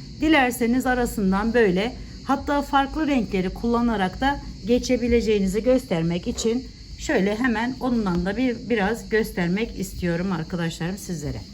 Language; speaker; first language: Turkish; native; Turkish